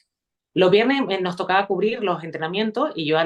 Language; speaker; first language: Spanish; native; Spanish